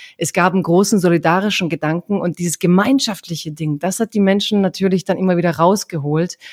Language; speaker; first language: German; early bilingual, other home language; Croatian